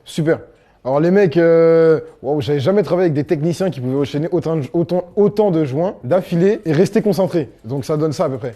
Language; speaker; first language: French; native; French